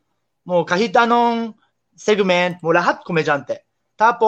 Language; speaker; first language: Filipino; non-native, learner; Japanese